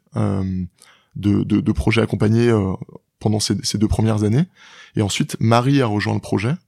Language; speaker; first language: French; native; French